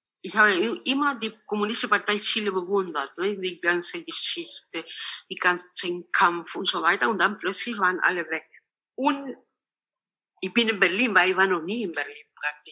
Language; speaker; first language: German; non-native, local second language; Spanish